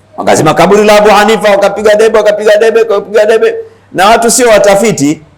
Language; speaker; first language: Swahili; native; Swahili